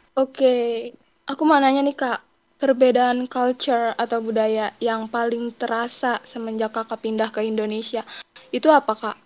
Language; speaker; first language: Indonesian; native; Indonesian